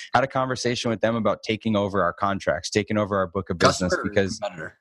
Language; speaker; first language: English; native; English